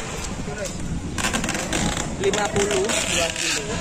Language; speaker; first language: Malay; non-native, local second language; Javanese